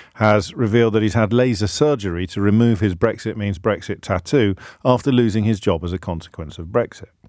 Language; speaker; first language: English; native; English